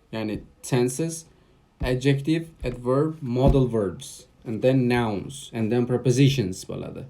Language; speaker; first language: English; non-native, fluent; Uzbek